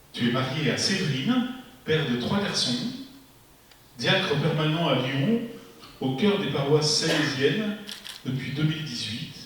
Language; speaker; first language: French; native; French